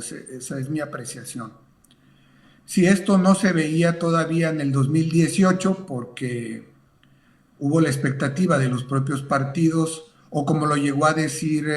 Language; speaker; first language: Spanish; native; Spanish